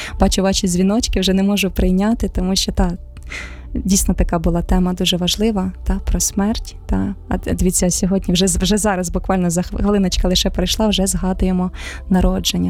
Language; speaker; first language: Ukrainian; native; Ukrainian